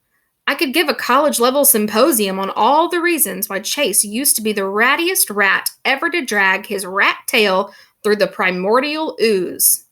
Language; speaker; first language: English; native; English